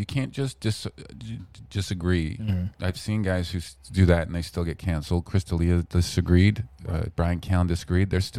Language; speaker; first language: English; native; English